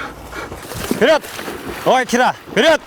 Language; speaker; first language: Russian; non-native, local second language; Kyrgyz